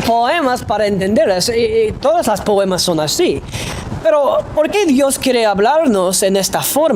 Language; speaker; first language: Spanish; non-native, fluent; English